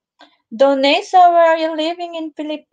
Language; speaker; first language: English; non-native, learner; Filipino